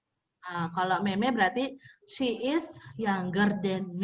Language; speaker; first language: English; non-native, fluent; Indonesian